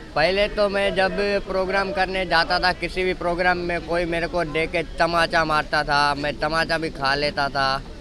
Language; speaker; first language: Hindi; non-native, local second language; Gujarati